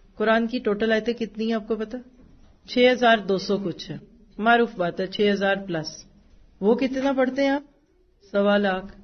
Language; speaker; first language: Urdu; native; Urdu